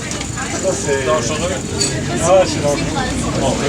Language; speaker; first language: French; non-native, learner; German